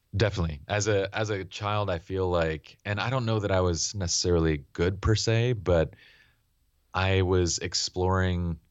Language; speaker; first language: English; native; English